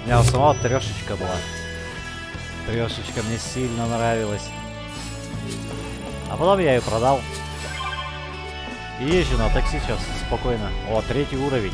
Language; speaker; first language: Russian; native; Russian